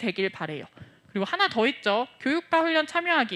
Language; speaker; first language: Korean; native; Korean